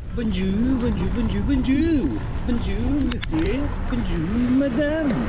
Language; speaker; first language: French; non-native, learner; Spanish